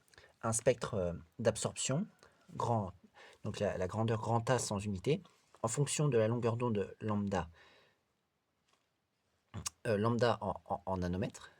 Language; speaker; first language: French; native; French